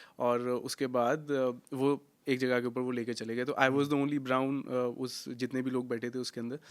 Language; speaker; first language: Hindi; non-native, local second language; Punjabi